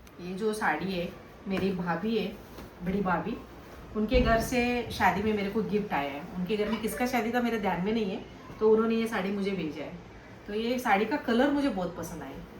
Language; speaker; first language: Hindi; non-native, local second language; Kannada